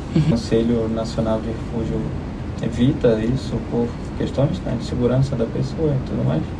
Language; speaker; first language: Portuguese; non-native, fluent; Arabic